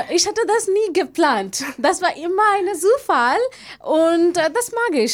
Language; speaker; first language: German; non-native, fluent; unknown